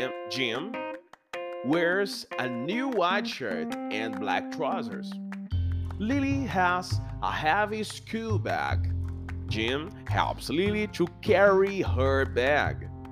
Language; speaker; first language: English; non-native, fluent; Portuguese